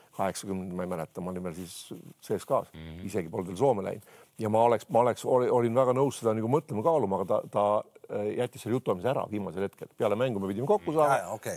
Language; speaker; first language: Estonian; native; Estonian